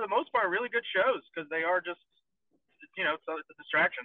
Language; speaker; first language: English; native; English